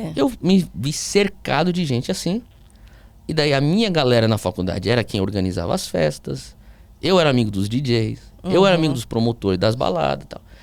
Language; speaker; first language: Portuguese; early bilingual, heritage; Portuguese